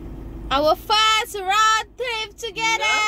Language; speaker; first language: English; non-native, learner; Indonesian